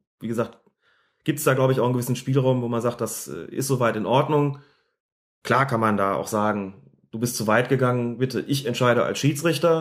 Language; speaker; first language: German; native; German